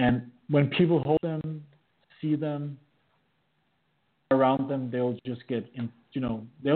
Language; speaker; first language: English; non-native, fluent; Danish